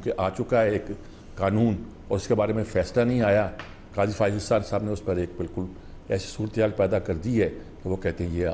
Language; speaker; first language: Urdu; native; Urdu